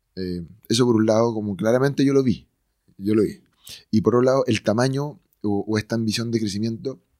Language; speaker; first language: Spanish; native; Spanish